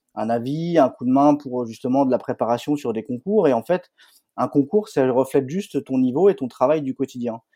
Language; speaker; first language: French; native; French